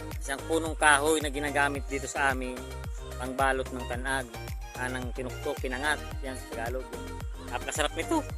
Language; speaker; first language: Filipino; non-native, local second language; Bikol